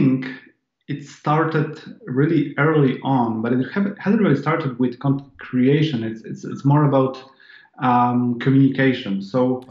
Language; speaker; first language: English; non-native, fluent; Polish